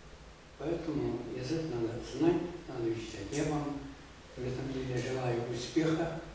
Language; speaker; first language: Russian; non-native, local second language; Tatar